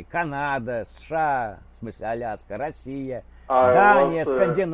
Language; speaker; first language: Russian; native; Russian